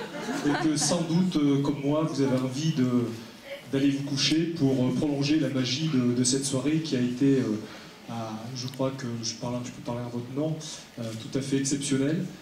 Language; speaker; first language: French; native; French